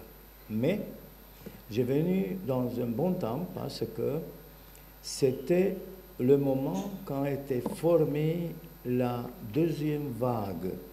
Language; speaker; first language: French; non-native, learner; Bulgarian